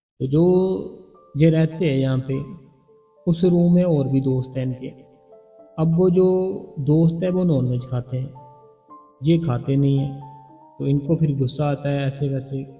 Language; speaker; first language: Hindi; non-native, local second language; Punjabi